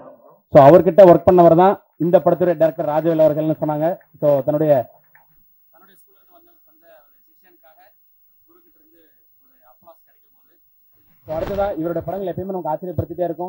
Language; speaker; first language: Tamil; native; Tamil